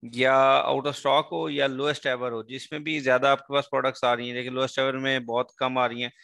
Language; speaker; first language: Urdu; non-native, local second language; Sindhi